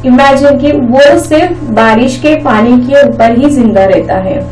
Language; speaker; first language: Hindi; non-native, local second language; Marathi